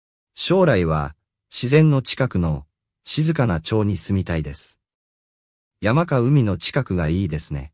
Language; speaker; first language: Japanese; non-native, fluent; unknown